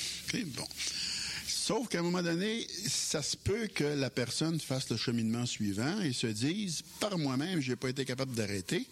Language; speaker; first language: French; native; French